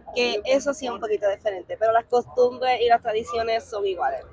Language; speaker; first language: Spanish; native; Spanish